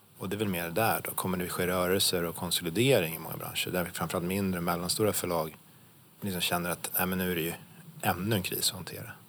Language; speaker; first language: Swedish; native; Swedish